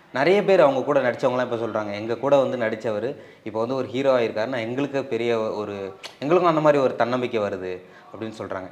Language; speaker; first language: Tamil; native; Tamil